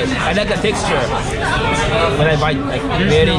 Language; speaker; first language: English; non-native, learner; Japanese